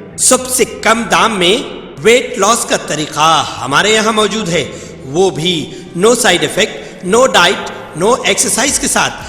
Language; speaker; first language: Urdu; native; Urdu